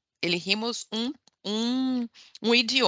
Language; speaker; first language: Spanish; non-native, fluent; Portuguese